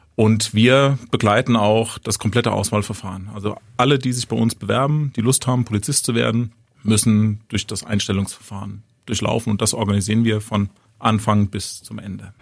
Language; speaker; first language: German; native; German